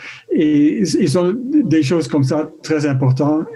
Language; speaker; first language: French; non-native, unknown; Dutch